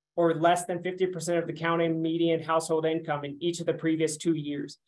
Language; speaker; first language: English; native; English